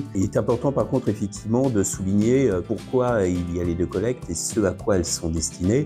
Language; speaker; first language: French; native; French